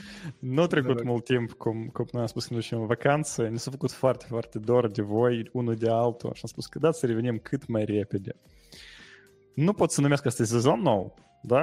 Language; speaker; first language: Romanian; native; Romanian